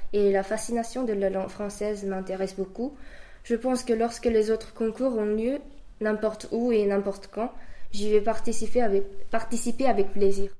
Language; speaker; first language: French; early bilingual, other home language; Korean